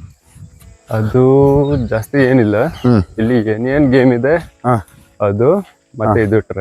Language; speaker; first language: Kannada; non-native, local second language; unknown